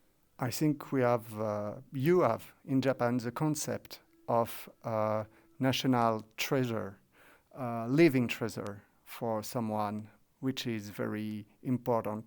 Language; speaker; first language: English; non-native, fluent; French